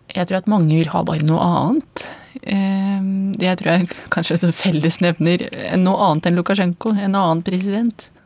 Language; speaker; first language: Norwegian; non-native, fluent; Russian